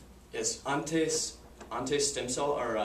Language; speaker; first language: Spanish; non-native, learner; English